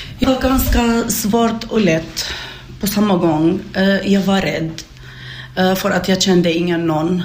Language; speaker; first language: Swedish; non-native, learner; Arabic